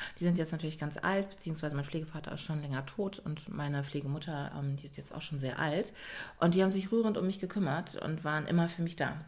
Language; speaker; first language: German; native; German